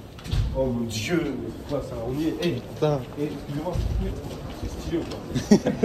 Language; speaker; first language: French; native; French